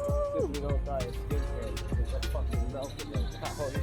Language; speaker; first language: English; native; English